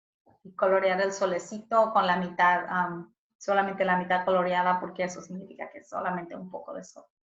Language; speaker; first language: Spanish; early bilingual, heritage; Spanish